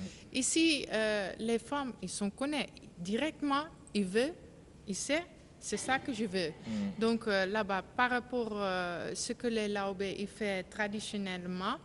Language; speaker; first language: French; non-native, learner; Dutch